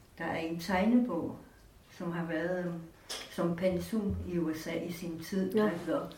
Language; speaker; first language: Danish; non-native, fluent; Polish